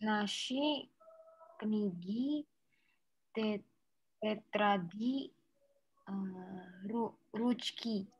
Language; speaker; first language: Russian; non-native, learner; Indonesian